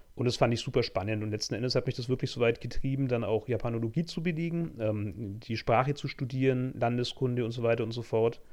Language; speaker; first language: German; native; German